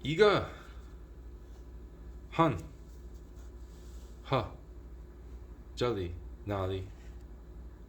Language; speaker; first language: Chinese; non-native, learner; English